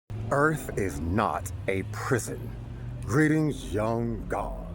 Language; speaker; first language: English; native; English